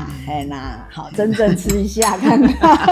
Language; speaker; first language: Chinese; native; Chinese